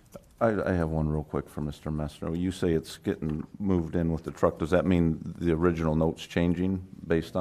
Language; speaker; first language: English; native; English